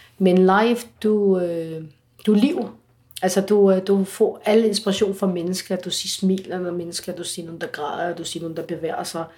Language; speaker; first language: Danish; non-native, fluent; Arabic